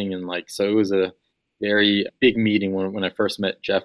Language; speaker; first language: English; native; English